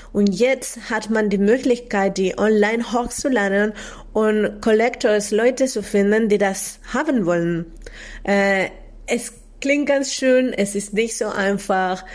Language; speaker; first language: German; non-native, fluent; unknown